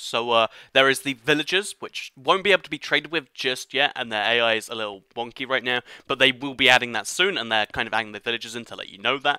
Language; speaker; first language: English; native; English